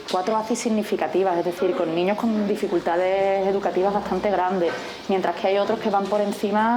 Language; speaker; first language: Spanish; native; Spanish